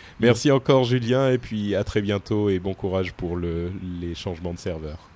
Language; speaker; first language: French; native; French